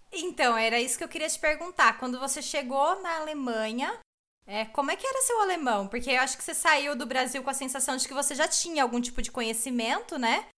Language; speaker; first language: Portuguese; native; Portuguese